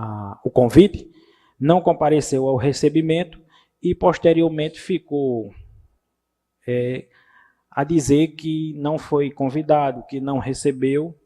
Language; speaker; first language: Portuguese; native; Portuguese